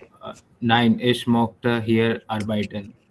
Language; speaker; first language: German; non-native, learner; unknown